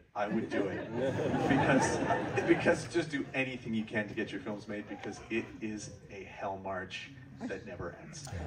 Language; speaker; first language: English; native; English